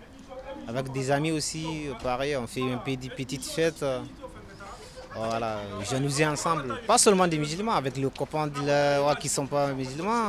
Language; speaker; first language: French; non-native, learner; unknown